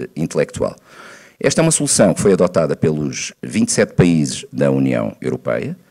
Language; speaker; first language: Portuguese; native; Portuguese